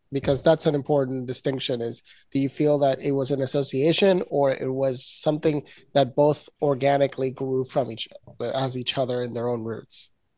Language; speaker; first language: English; non-native, local second language; Spanish